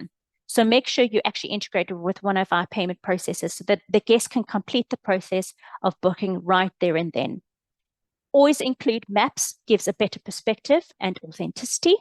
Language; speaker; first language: English; native; English